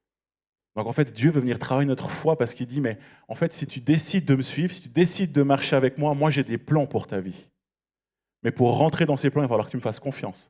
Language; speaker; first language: French; native; French